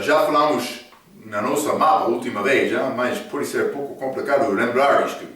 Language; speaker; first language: Portuguese; non-native, fluent; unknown